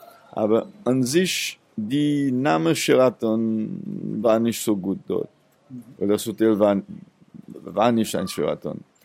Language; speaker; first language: German; non-native, fluent; Seselwa Creole French